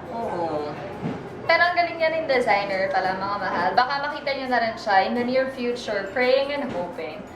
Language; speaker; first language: Filipino; native; Filipino